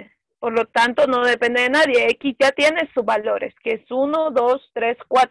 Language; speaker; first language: Spanish; native; Spanish